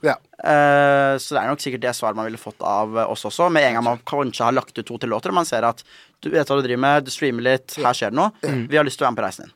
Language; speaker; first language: Norwegian; native; Norwegian